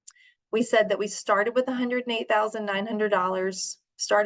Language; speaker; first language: English; native; English